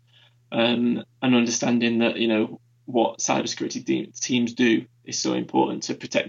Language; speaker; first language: English; native; English